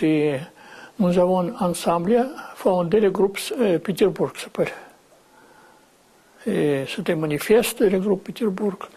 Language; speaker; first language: French; non-native, fluent; Russian